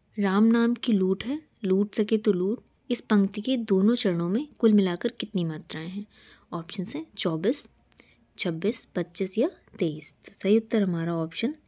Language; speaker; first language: Hindi; native; Hindi